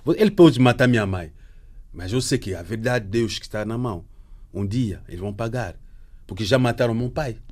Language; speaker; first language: Portuguese; non-native, learner; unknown